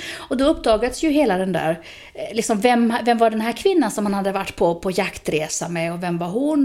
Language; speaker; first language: Swedish; native; Swedish